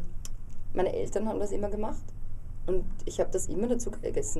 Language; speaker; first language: German; native; German